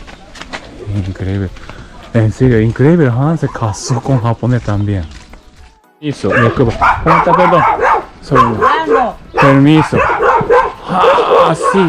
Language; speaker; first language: Spanish; non-native, learner; Japanese